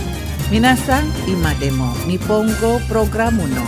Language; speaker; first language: Japanese; non-native, fluent; Indonesian